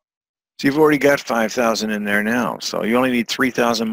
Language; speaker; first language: English; native; English